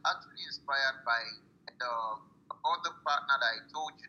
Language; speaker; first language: English; non-native, local second language; Yoruba